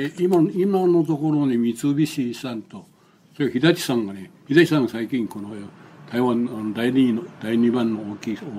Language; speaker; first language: Japanese; non-native, local second language; Chinese